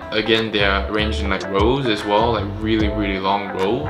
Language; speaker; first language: English; non-native, local second language; Chinese